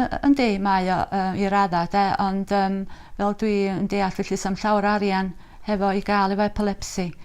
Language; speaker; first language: Welsh; native; Welsh